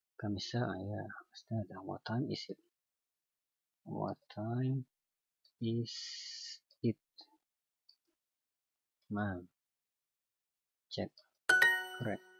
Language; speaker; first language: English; non-native, learner; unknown